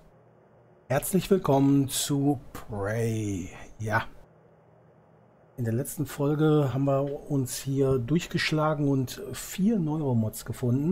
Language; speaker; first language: German; native; German